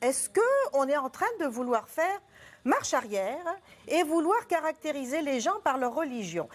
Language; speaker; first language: French; non-native, local second language; Arabic